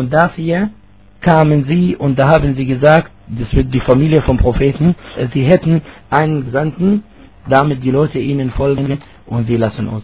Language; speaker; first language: German; non-native, fluent; Arabic